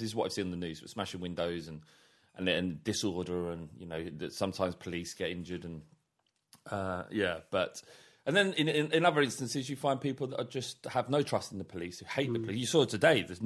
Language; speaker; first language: English; native; English